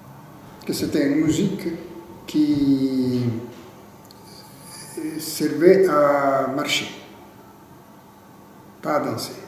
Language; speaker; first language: French; non-native, fluent; Italian